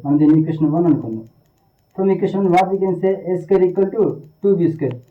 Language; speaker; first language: English; non-native, local second language; Telugu